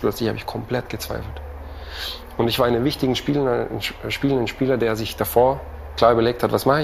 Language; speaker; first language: German; native; German